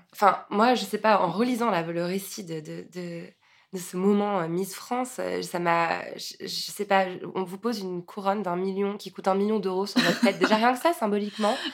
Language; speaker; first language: French; native; French